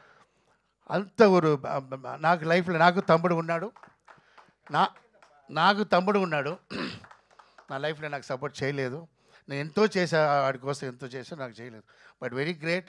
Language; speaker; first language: Telugu; non-native, fluent; Tamil